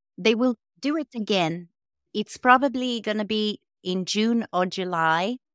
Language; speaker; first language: English; non-native, fluent; Portuguese